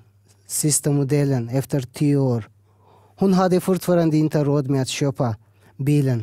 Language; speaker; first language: Swedish; early bilingual, other home language; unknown